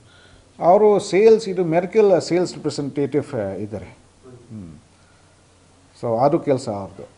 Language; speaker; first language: Kannada; non-native, fluent; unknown